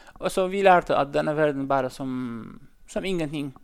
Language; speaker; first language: Norwegian; non-native, learner; Central Kurdish